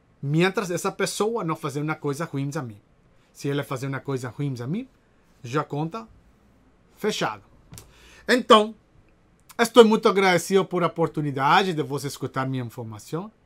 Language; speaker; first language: Portuguese; non-native, learner; Spanish